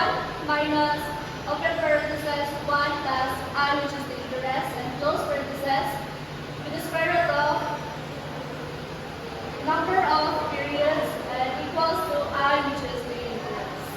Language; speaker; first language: English; non-native, local second language; Cebuano